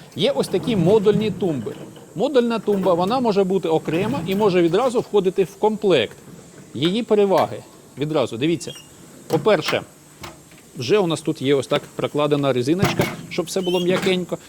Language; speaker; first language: Ukrainian; native; Ukrainian